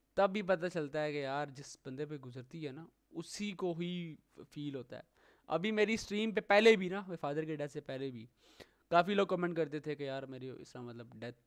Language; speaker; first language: Urdu; native; Urdu